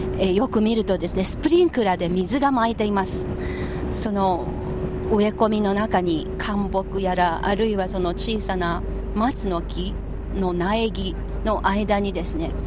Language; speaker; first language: Japanese; non-native, fluent; Chinese